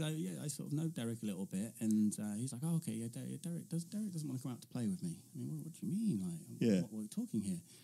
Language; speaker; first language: English; native; English